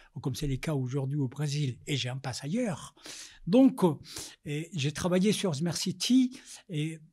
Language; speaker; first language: French; non-native, fluent; Spanish